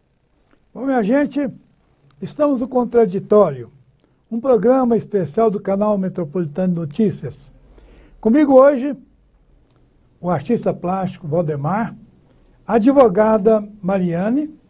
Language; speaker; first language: Portuguese; native; Portuguese